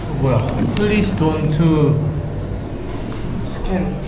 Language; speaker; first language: English; non-native, learner; Korean